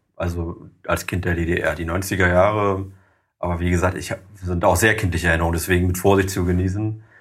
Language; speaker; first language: German; native; German